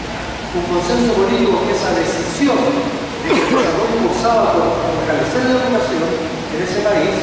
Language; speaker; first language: Spanish; native; Spanish